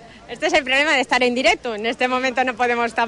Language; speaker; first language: Spanish; native; Spanish